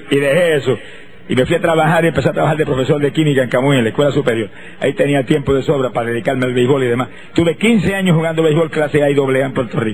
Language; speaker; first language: Spanish; native; Spanish